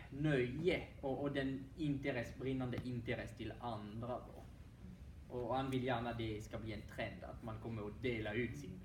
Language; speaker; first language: Swedish; non-native, fluent; French